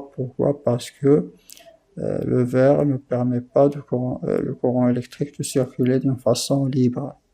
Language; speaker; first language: French; non-native, local second language; Arabic